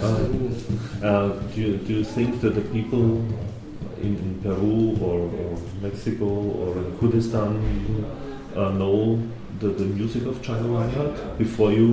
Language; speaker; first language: English; non-native, learner; German